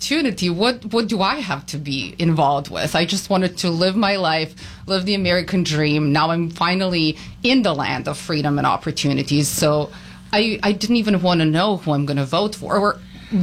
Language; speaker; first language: English; non-native, fluent; Serbian